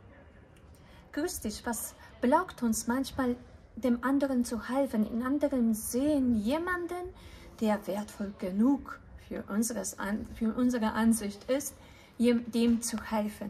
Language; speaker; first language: German; non-native, fluent; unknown